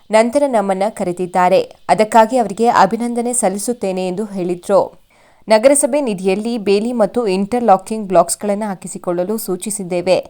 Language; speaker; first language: Kannada; native; Kannada